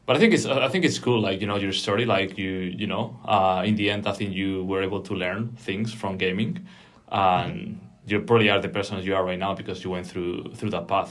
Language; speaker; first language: English; non-native, fluent; Spanish